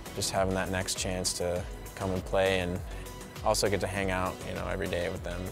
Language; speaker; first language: English; native; English